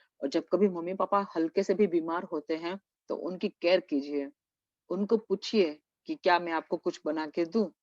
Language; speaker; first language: Hindi; non-native, local second language; Gujarati